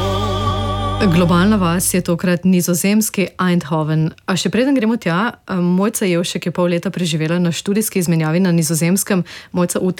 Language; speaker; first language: Slovenian; native; Slovenian